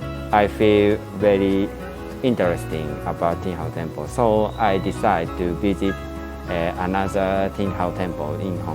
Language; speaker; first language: English; non-native, learner; Japanese